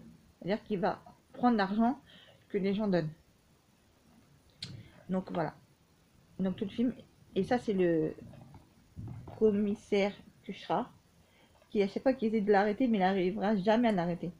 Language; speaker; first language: French; native; French